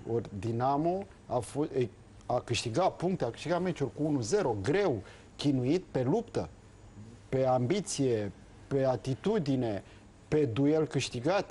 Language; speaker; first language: Romanian; native; Romanian